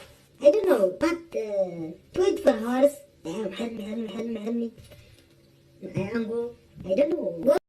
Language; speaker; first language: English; non-native, learner; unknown